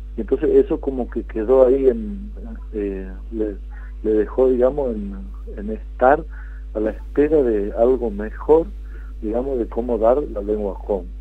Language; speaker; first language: Spanish; non-native, local second language; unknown